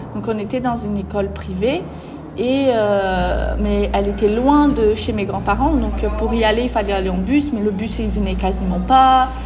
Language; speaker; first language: French; early bilingual, other home language; Portuguese